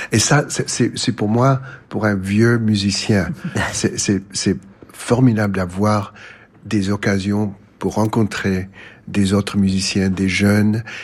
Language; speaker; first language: French; non-native, fluent; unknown